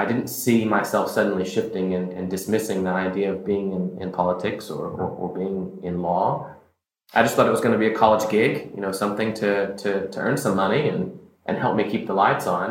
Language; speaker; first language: English; native; English